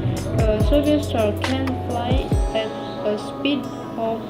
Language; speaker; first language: English; non-native, learner; Indonesian